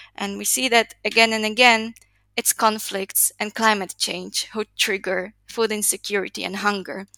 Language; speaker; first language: English; non-native, fluent; Slovak